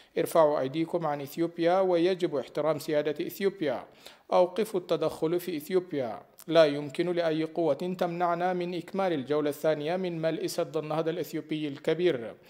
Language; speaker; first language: Arabic; non-native, fluent; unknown